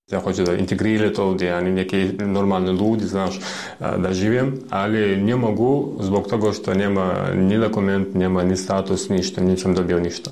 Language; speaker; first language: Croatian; non-native, learner; Russian